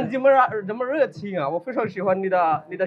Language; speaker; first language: Chinese; non-native, learner; Bangla